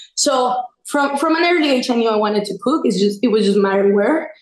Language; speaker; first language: English; non-native, fluent; Spanish